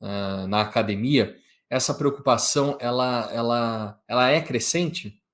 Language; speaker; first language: Portuguese; native; Portuguese